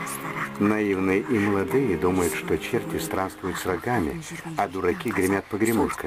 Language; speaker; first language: Russian; native; Russian